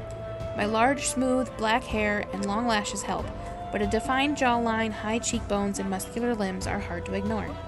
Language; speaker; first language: English; native; English